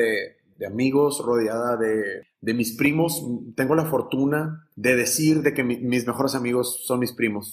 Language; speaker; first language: Spanish; native; Spanish